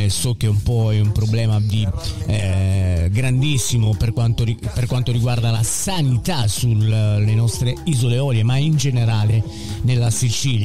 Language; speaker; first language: Italian; native; Italian